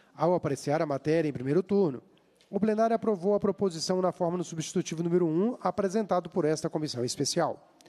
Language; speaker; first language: Portuguese; native; Portuguese